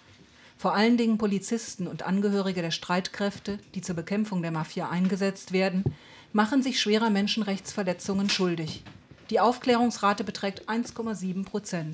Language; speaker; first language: German; native; German